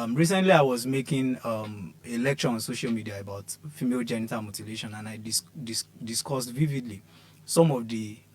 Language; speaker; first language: English; non-native, local second language; Yoruba